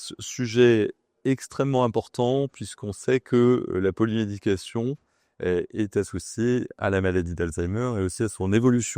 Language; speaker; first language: French; native; French